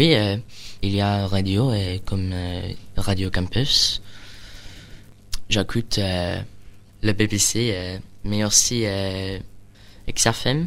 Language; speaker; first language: French; non-native, learner; English